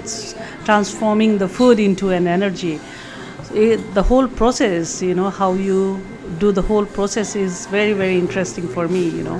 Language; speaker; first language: English; non-native, local second language; Nepali